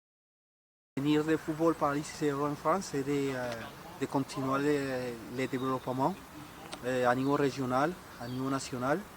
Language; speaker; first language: French; non-native, learner; Spanish